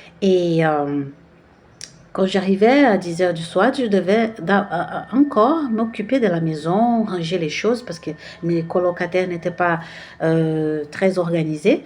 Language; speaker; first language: French; non-native, fluent; Portuguese